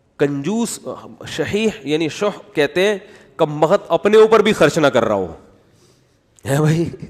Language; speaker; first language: Urdu; native; Urdu